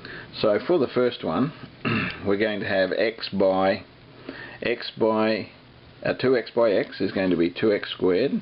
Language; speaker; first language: English; native; English